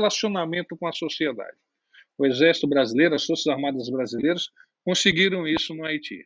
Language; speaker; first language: Portuguese; native; Portuguese